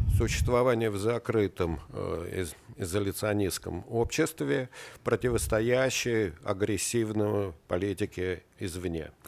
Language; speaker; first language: Russian; native; Russian